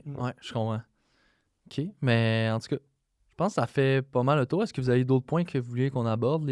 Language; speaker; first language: French; native; French